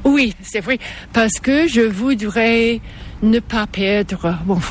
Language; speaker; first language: French; non-native, local second language; English